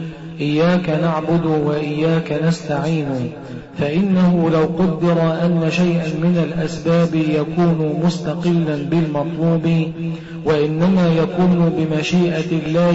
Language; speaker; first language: Arabic; native; Arabic